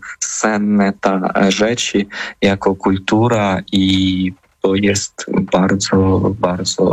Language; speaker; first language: Polish; non-native, fluent; Ukrainian